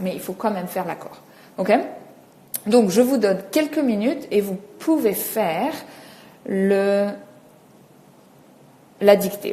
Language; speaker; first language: French; native; French